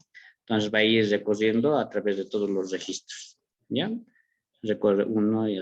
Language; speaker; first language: Spanish; native; Spanish